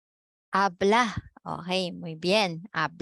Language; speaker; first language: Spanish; non-native, fluent; Filipino